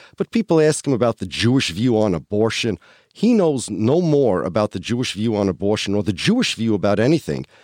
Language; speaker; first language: English; early bilingual, other home language; Polish